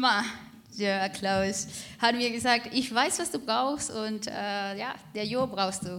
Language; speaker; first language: German; non-native, fluent; Spanish